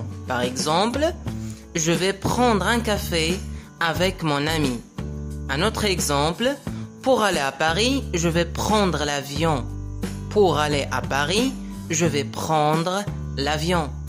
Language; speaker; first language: French; non-native, local second language; Arabic